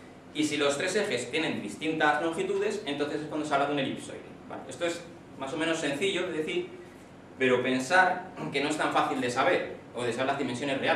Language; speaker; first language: Spanish; native; Spanish